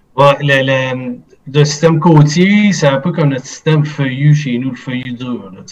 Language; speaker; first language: French; native; French